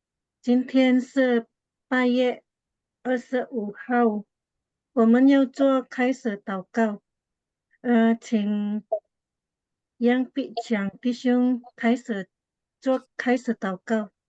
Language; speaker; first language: Chinese; non-native, learner; Indonesian